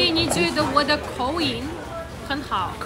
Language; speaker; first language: Chinese; non-native, fluent; Russian